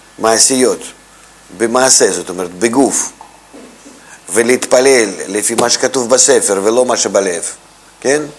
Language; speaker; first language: Hebrew; non-native, fluent; Russian